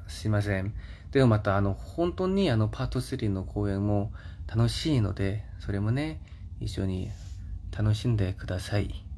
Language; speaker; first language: Japanese; non-native, fluent; Korean